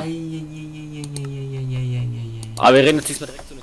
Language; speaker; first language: German; native; German